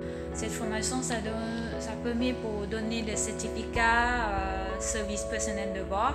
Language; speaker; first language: French; non-native, learner; Thai